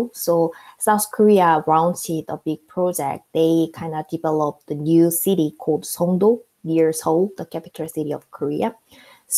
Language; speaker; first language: English; non-native, fluent; Korean